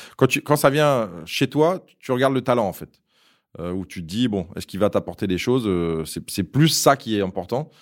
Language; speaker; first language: French; native; French